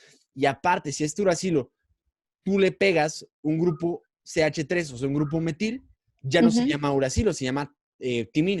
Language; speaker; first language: Spanish; native; Spanish